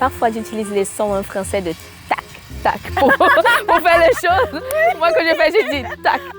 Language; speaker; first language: French; non-native, fluent; Portuguese